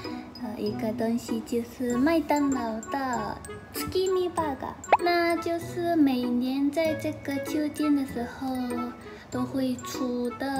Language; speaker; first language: Chinese; non-native, fluent; Japanese